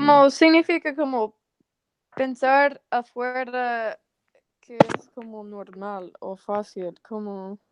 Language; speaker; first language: Spanish; non-native, learner; English